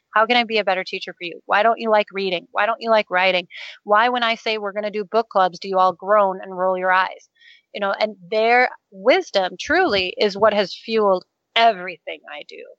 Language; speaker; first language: English; non-native, fluent; Danish